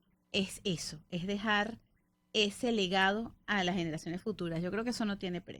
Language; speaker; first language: Spanish; native; Spanish